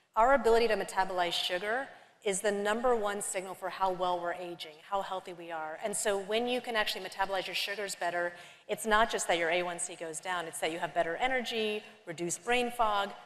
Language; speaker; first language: English; native; English